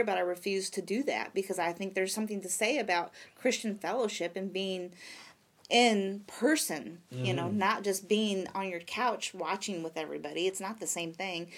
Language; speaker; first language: English; native; English